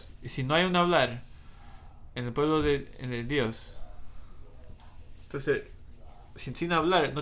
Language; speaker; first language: Spanish; non-native, fluent; English